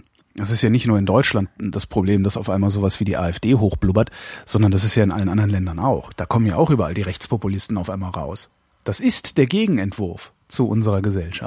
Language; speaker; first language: German; native; German